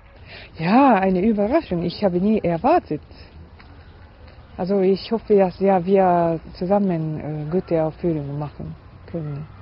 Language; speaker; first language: German; non-native, learner; Japanese